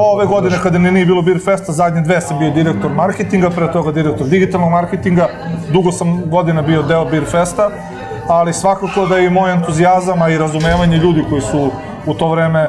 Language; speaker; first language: Serbian; native; Serbian